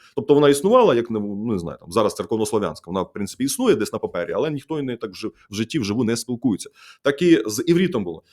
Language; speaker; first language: Ukrainian; native; Ukrainian